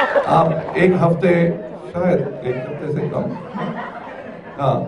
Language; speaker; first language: Hindi; non-native, local second language; Tamil